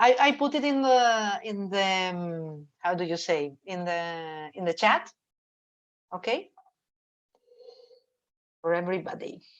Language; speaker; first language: English; non-native, fluent; Spanish